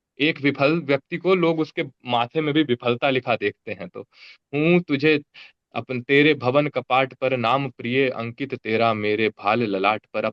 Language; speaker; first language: Hindi; native; Hindi